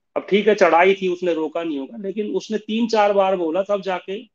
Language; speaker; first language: Hindi; native; Hindi